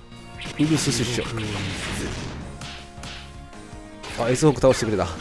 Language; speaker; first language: Japanese; native; Japanese